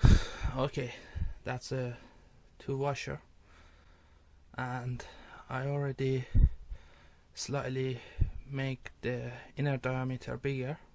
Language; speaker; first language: English; non-native, fluent; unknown